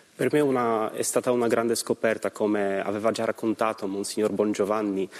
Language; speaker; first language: Italian; non-native, fluent; Polish